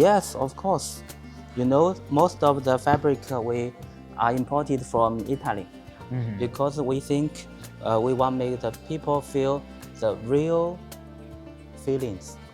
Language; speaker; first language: English; non-native, learner; Chinese